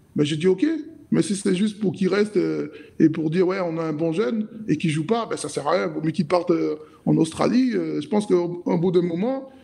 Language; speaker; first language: French; native; French